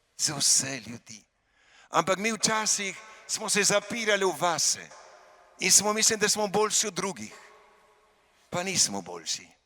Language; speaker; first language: Slovenian; early bilingual, heritage; Slovenian